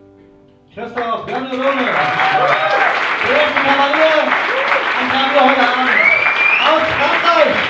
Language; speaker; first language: German; native; German